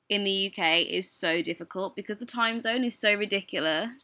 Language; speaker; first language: English; native; English